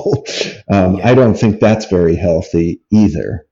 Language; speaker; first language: English; native; English